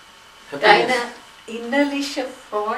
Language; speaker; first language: German; non-native, fluent; Gujarati